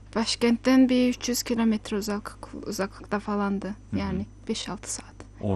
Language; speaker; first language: Turkish; non-native, fluent; Mongolian